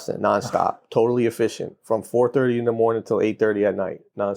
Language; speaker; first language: English; native; English